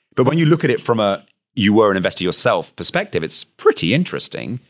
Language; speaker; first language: English; native; English